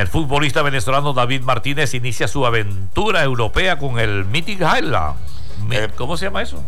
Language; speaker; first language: Spanish; native; Spanish